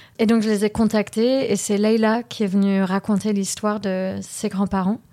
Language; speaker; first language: French; early bilingual, heritage; French